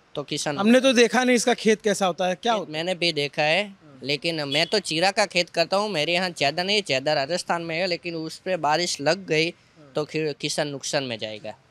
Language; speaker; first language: Hindi; non-native, local second language; Gujarati